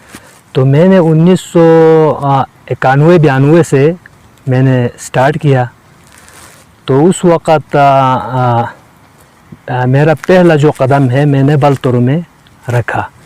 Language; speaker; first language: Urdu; non-native, local second language; Balti